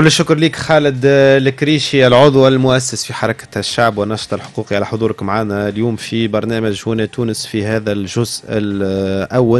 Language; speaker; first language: Arabic; native; Arabic